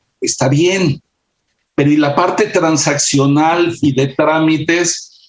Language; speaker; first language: Spanish; native; Spanish